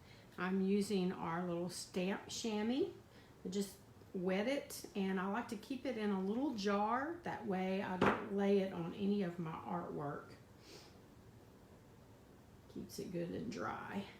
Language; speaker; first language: English; native; English